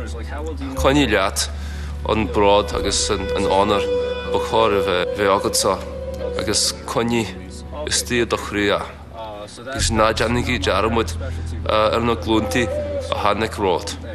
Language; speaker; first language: Irish; non-native, fluent; English